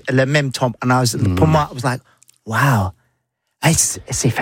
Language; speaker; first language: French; non-native, learner; English